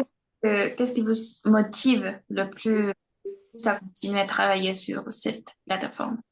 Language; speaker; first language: French; non-native, fluent; Spanish